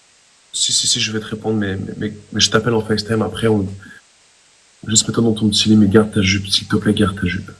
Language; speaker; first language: French; native; French